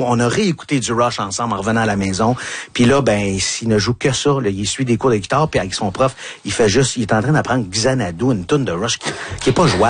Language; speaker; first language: French; native; French